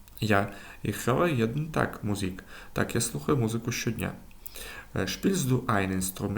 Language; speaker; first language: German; non-native, fluent; Ukrainian